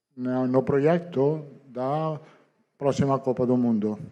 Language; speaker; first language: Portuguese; non-native, learner; Italian